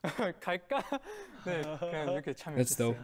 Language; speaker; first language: Korean; non-native, fluent; Chinese